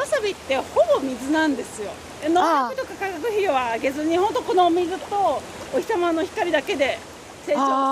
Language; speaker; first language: Japanese; native; Japanese